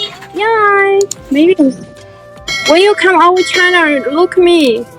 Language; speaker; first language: English; non-native, learner; Chinese